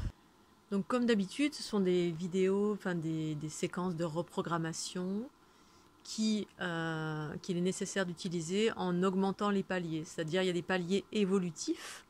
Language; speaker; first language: French; native; French